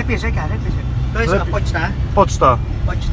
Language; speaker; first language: Polish; non-native, learner; Khmer